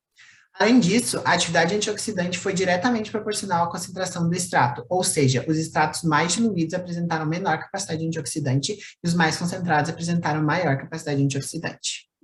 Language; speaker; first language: Portuguese; native; Portuguese